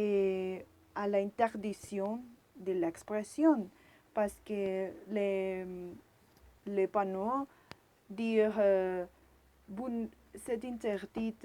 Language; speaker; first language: French; non-native, learner; Spanish